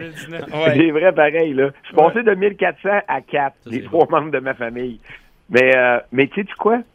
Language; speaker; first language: French; native; French